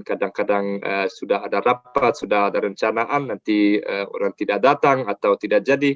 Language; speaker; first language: Indonesian; non-native, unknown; German